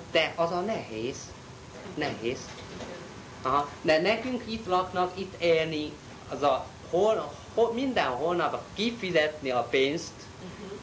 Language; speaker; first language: Hungarian; non-native, learner; Chinese